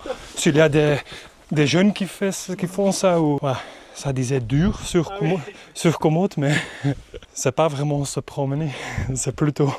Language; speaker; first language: French; non-native, local second language; Dutch